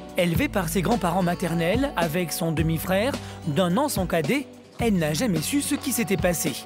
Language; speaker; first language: French; native; French